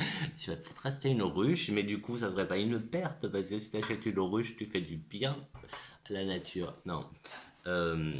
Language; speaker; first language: French; native; French